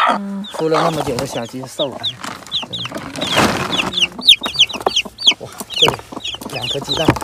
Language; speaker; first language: Chinese; native; Chinese